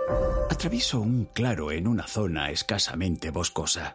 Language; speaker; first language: Spanish; native; Spanish